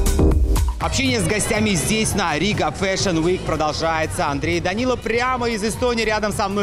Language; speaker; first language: Russian; native; Russian